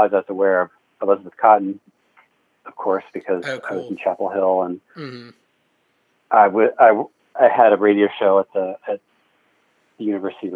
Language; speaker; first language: English; native; English